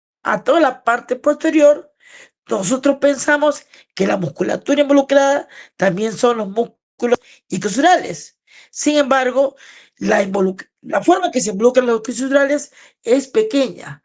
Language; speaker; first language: Spanish; native; Spanish